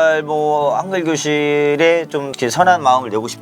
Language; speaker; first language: Korean; native; Korean